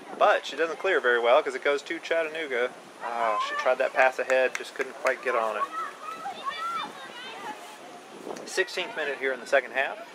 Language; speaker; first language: English; native; English